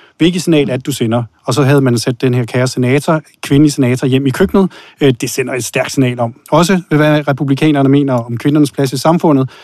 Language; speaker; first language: Danish; native; Danish